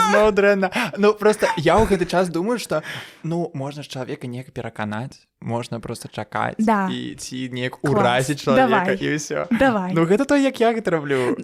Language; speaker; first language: Belarusian; non-native, local second language; Russian